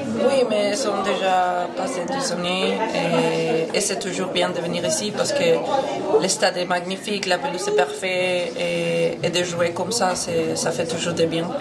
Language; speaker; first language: French; non-native, fluent; Spanish